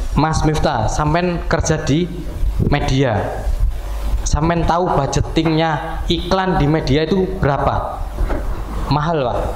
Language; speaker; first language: Indonesian; native; Indonesian